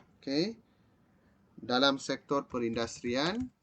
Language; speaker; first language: Malay; non-native, local second language; Tamil